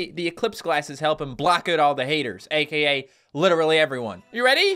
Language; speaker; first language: English; native; English